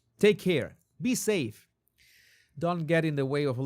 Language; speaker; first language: English; non-native, fluent; Spanish